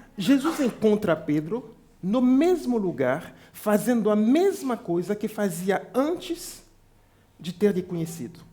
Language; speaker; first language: Portuguese; non-native, fluent; French